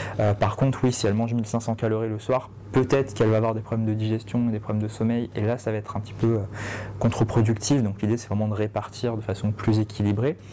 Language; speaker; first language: French; native; French